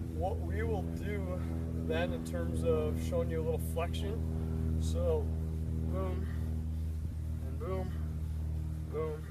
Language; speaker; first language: English; native; English